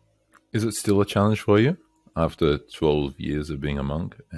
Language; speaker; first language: English; native; English